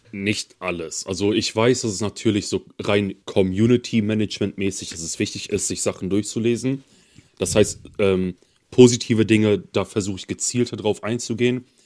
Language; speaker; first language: German; early bilingual, other home language; Kurdish